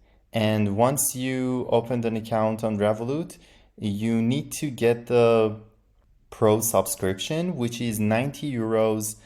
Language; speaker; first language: English; non-native, fluent; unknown